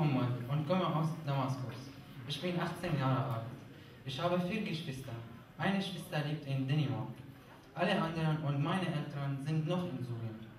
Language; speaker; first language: German; non-native, learner; Arabic